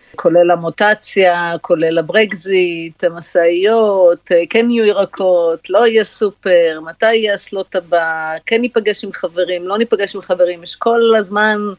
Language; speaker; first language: Hebrew; native; Hebrew